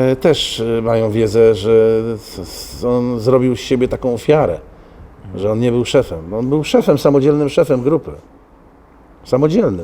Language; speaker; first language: Polish; native; Polish